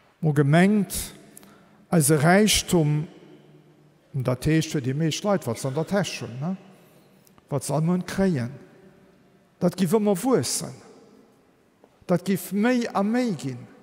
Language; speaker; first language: German; non-native, local second language; Luxembourgish